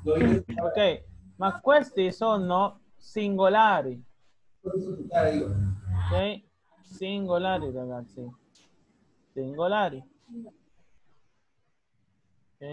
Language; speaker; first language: Italian; non-native, learner; Spanish